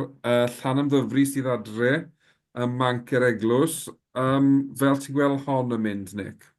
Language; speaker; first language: Welsh; native; Welsh